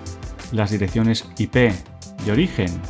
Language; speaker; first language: Spanish; native; Spanish